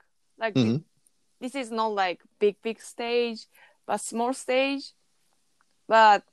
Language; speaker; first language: English; non-native, learner; Japanese